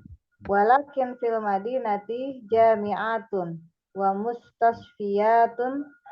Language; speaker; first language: Arabic; non-native, learner; Indonesian